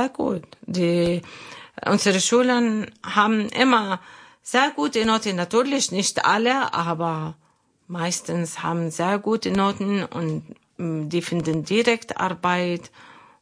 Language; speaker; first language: German; non-native, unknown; Arabic